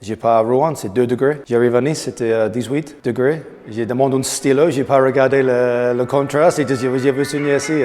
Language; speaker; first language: French; non-native, learner; English